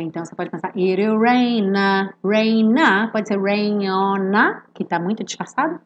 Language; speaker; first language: Portuguese; native; Portuguese